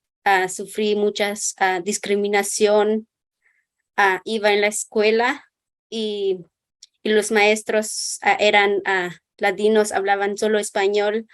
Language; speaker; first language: Spanish; non-native, local second language; Kʼicheʼ